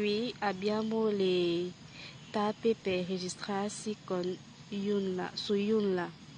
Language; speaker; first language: Italian; non-native, learner; French